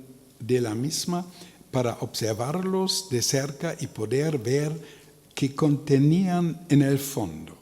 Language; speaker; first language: Spanish; non-native, learner; German